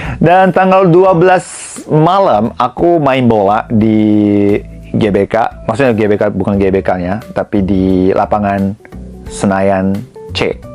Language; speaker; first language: Indonesian; non-native, fluent; Japanese